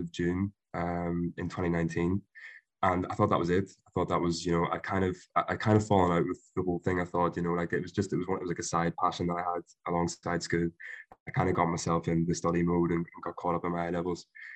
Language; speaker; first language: English; native; English